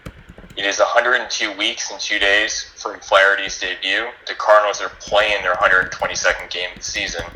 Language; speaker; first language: English; native; English